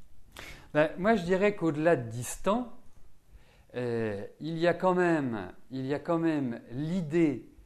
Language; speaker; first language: French; native; French